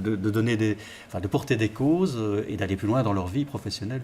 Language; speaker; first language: French; native; French